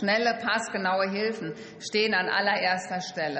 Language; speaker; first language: German; native; German